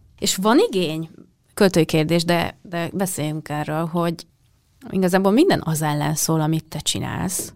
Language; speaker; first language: Hungarian; native; Hungarian